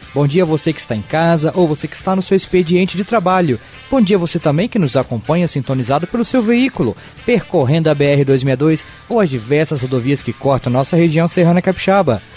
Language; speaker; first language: Portuguese; native; Portuguese